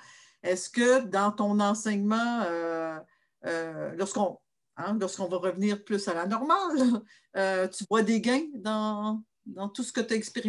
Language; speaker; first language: French; native; French